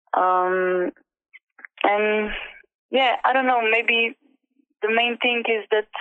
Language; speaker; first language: English; non-native, learner; Slovenian